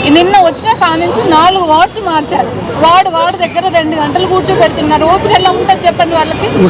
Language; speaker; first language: Telugu; native; Telugu